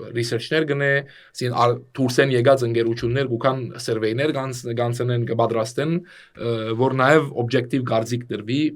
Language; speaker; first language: Armenian; native; Armenian